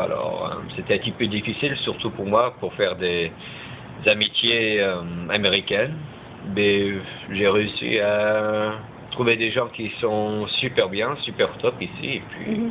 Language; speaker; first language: French; early bilingual, heritage; French